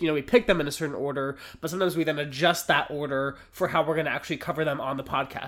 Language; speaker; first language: English; native; English